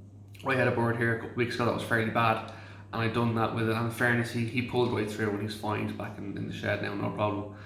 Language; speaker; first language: English; native; English